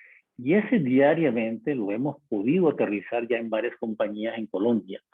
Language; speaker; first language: Spanish; native; Spanish